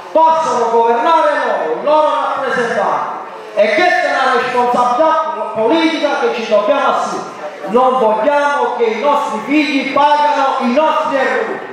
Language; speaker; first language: Italian; native; Italian